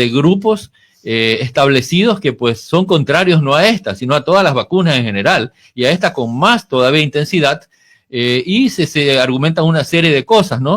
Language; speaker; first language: Spanish; native; Spanish